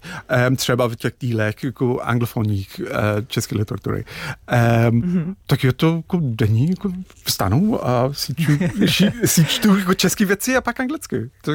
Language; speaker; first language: Czech; non-native, fluent; English